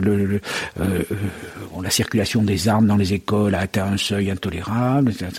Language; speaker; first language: French; native; French